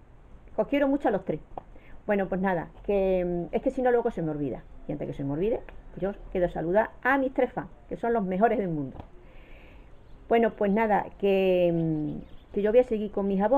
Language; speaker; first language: Spanish; native; Spanish